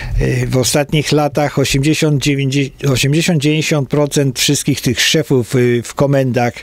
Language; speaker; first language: Polish; native; Polish